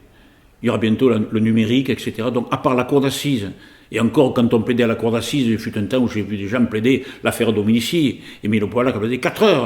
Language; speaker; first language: French; native; French